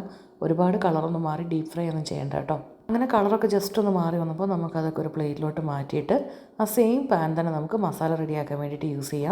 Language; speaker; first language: Malayalam; native; Malayalam